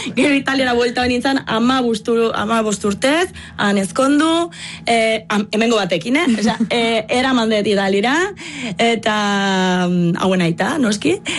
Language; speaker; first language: Basque; non-native, fluent; Italian